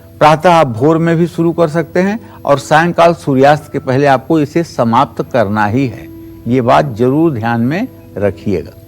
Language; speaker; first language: Hindi; native; Hindi